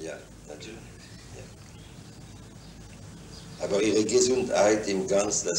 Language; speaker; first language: German; non-native, fluent; French